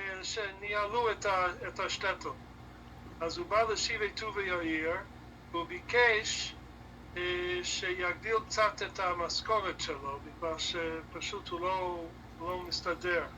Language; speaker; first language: Hebrew; non-native, fluent; English